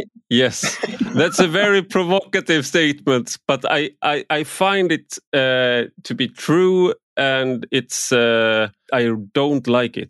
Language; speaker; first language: English; non-native, fluent; Swedish